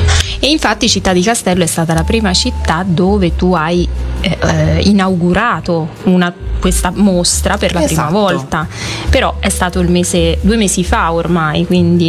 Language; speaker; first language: Italian; native; Italian